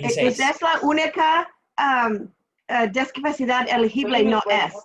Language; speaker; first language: Spanish; non-native, learner; English